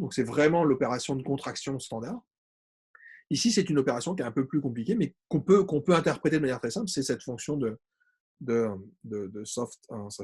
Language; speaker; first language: French; native; French